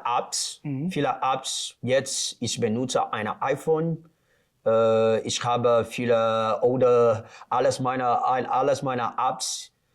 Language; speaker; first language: German; non-native, learner; Portuguese